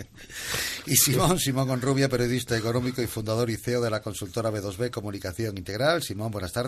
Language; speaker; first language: Spanish; native; Spanish